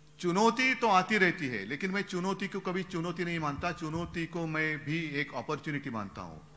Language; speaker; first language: Hindi; non-native, local second language; Marathi